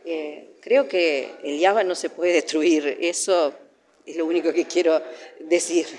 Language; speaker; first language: Spanish; native; Spanish